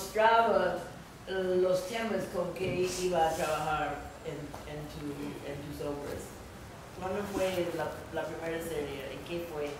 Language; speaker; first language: Spanish; non-native, fluent; English